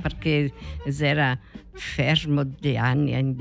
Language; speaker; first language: Italian; early bilingual, heritage; Portuguese